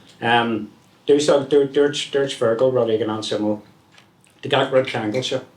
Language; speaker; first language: Irish; non-native, local second language; English